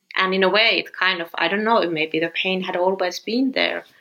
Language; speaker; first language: English; non-native, fluent; Finnish